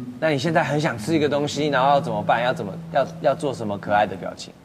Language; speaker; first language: Chinese; native; Chinese